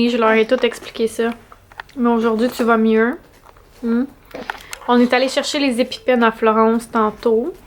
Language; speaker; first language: French; native; French